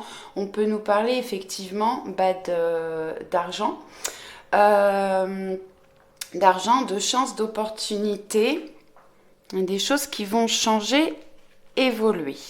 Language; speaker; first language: French; native; French